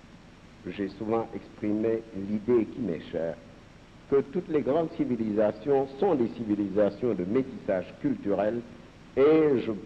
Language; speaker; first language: French; non-native, local second language; Serer